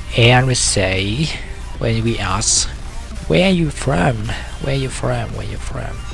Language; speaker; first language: English; non-native, learner; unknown